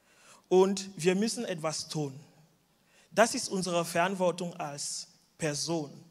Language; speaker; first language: German; non-native, fluent; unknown